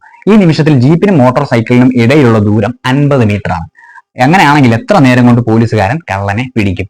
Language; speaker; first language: Malayalam; native; Malayalam